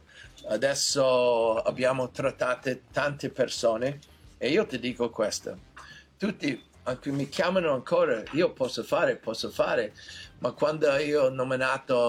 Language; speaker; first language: Italian; non-native, learner; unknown